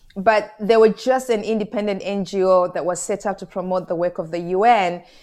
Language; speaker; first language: English; non-native, local second language; Shona